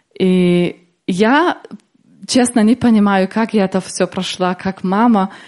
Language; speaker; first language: Russian; early bilingual, heritage; Russian